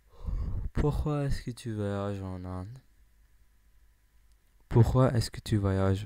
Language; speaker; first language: French; non-native, learner; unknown